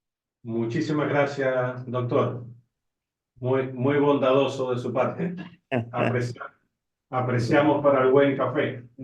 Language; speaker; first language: Spanish; native; Spanish